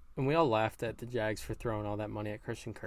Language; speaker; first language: English; native; English